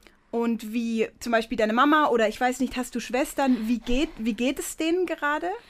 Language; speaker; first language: German; native; German